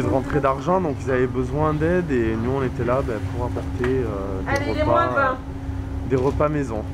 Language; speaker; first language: French; native; French